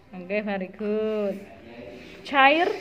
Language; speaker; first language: English; non-native, learner; Indonesian